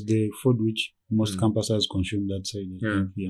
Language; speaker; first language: English; non-native, local second language; Ganda